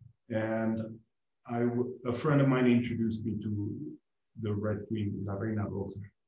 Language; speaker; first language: English; non-native, fluent; Spanish